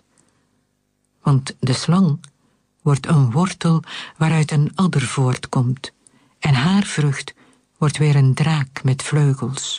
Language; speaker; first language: Dutch; native; Dutch